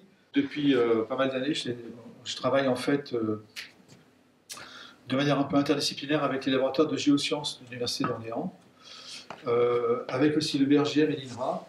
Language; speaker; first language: French; native; French